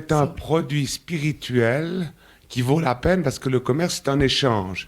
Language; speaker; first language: French; native; French